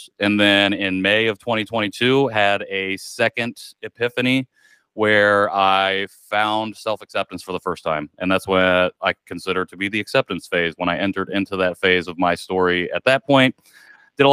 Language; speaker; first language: English; native; English